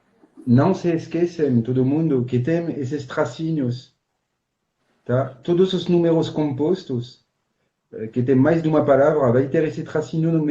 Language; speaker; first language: Portuguese; non-native, fluent; French